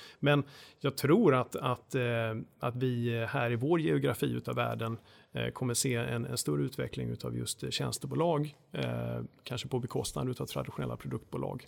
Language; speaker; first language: Swedish; native; Swedish